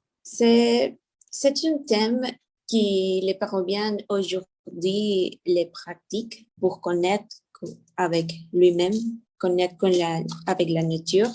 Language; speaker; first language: French; non-native, learner; Spanish